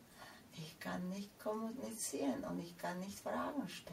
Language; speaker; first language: German; non-native, fluent; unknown